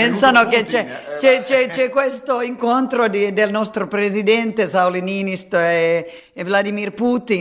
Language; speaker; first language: Italian; non-native, fluent; Finnish